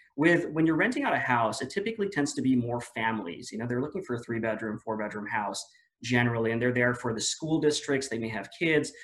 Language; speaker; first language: English; non-native, local second language; Filipino